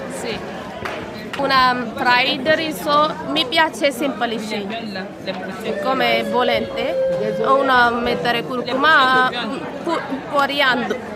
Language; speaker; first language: Italian; non-native, learner; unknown